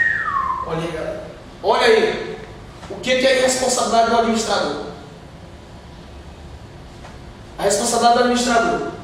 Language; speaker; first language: Portuguese; native; Portuguese